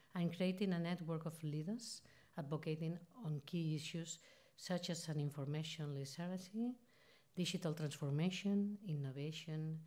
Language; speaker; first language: English; non-native, fluent; Spanish